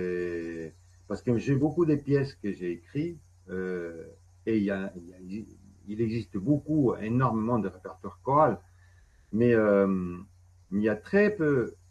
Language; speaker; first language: French; non-native, fluent; Spanish